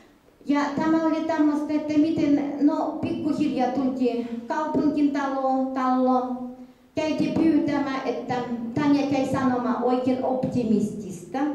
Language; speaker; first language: Finnish; early bilingual, heritage; Finnish